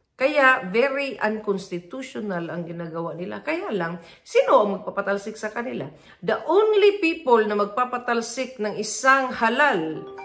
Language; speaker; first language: Filipino; non-native, local second language; Cebuano